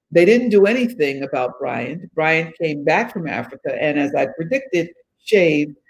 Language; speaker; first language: English; native; English